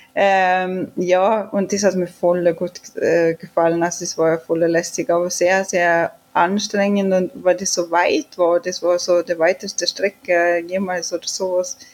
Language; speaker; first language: German; non-native, fluent; Swedish